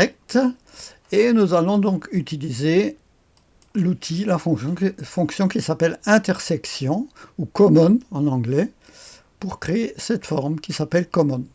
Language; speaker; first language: French; native; French